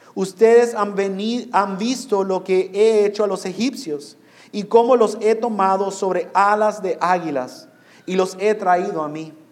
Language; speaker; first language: Spanish; non-native, fluent; English